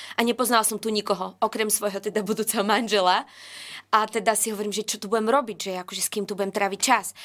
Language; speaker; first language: Slovak; non-native, local second language; Rusyn